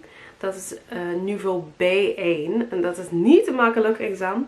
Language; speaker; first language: Dutch; non-native, learner; English